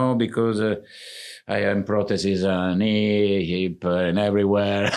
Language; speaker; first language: English; non-native, fluent; Italian